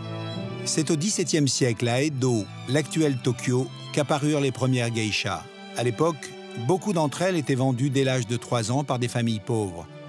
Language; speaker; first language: French; native; French